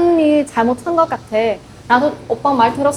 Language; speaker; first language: Korean; non-native, learner; Vietnamese